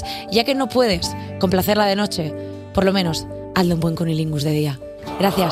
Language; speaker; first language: Spanish; native; Spanish